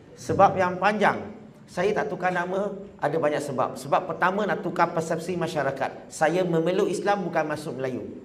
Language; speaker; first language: Malay; non-native, local second language; Chinese